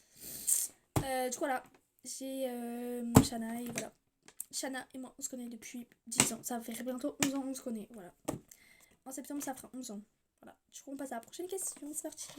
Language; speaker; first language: French; native; French